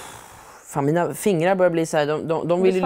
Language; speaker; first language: Swedish; native; Swedish